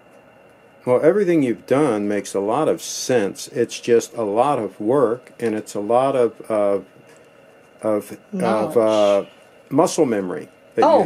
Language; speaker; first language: English; native; English